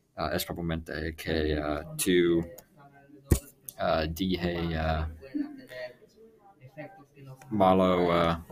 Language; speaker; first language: Spanish; non-native, learner; English